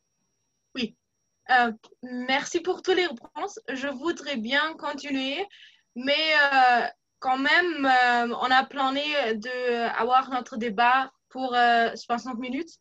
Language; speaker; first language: French; non-native, fluent; German